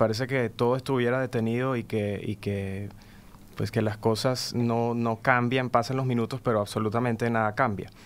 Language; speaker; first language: Spanish; native; Spanish